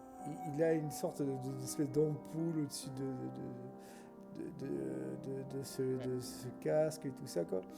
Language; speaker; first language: French; native; French